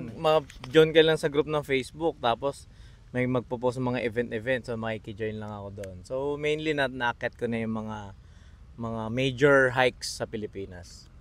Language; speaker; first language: Filipino; native; Filipino